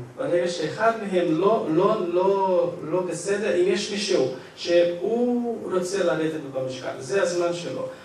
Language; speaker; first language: Hebrew; non-native, fluent; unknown